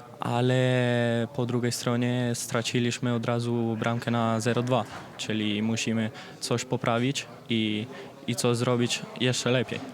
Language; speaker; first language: Polish; early bilingual, heritage; Polish